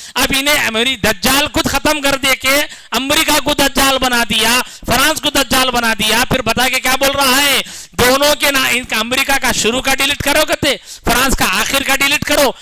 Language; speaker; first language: Urdu; native; Urdu